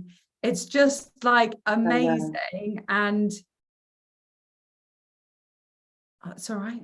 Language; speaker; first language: English; native; English